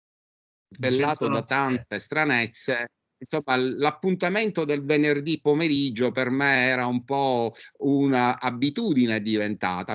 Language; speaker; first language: Italian; native; Italian